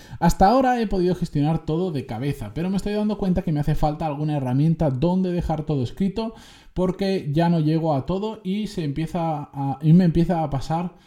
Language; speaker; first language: Spanish; native; Spanish